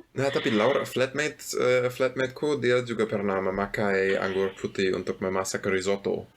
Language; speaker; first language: Indonesian; non-native, fluent; German